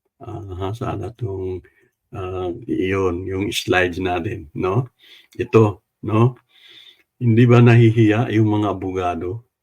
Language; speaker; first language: Filipino; non-native, local second language; Cebuano